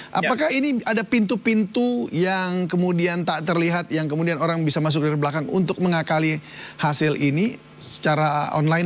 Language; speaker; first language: Indonesian; native; Indonesian